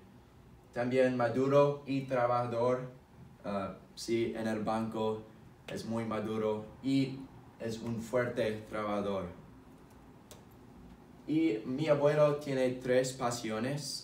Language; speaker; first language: Spanish; non-native, learner; English